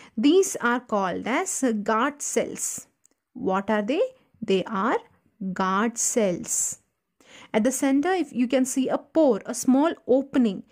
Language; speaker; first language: English; non-native, local second language; Malayalam